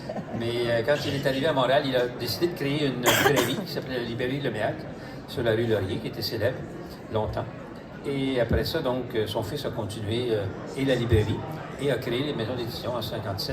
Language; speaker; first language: French; native; French